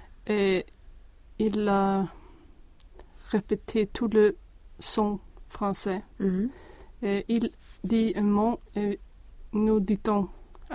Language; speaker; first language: French; non-native, learner; Swedish